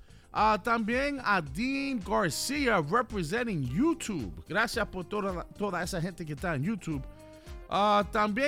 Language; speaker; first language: Spanish; early bilingual, heritage; Spanish